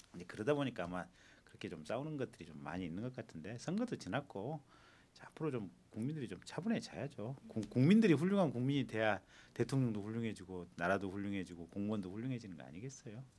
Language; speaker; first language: Korean; native; Korean